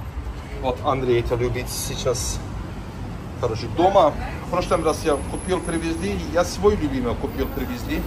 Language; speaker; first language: Russian; non-native, learner; Turkish